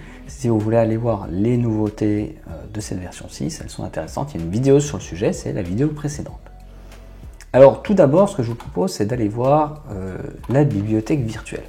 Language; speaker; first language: French; native; French